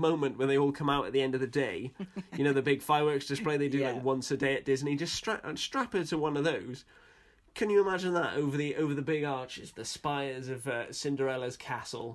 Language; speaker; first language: English; native; English